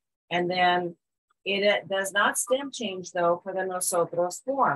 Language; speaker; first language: English; native; English